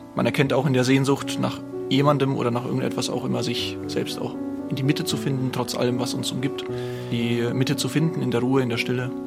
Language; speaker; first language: German; native; German